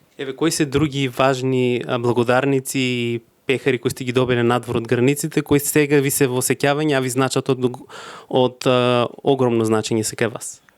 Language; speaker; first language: Macedonian; native; Macedonian